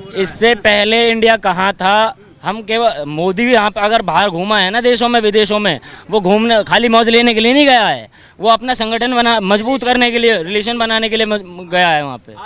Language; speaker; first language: Hindi; native; Hindi